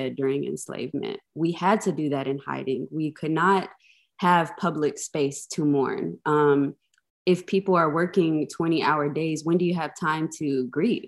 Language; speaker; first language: English; native; English